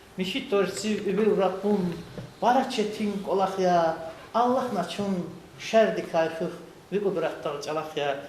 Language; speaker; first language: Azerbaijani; non-native, local second language; Lezghian